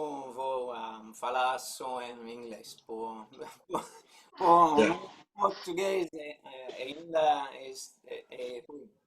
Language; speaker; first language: Portuguese; non-native, learner; English